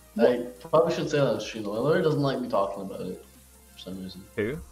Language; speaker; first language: English; native; English